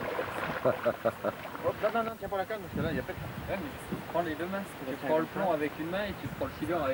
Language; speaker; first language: French; native; French